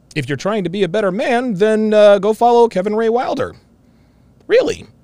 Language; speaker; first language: English; native; English